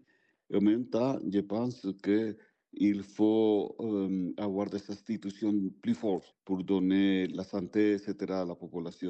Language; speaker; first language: French; non-native, fluent; Spanish